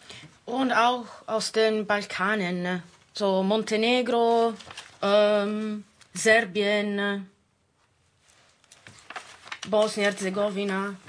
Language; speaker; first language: German; non-native, fluent; Italian